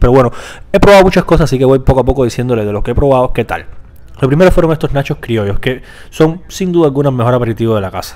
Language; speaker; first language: Spanish; native; Spanish